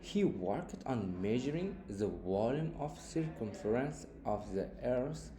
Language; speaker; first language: English; non-native, fluent; Uzbek